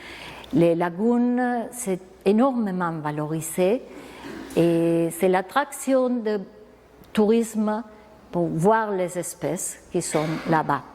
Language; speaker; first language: French; non-native, fluent; Spanish